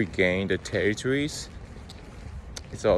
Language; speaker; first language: English; non-native, learner; Japanese